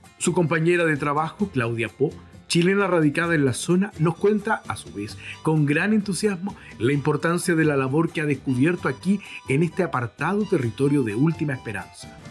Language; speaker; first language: Spanish; native; Spanish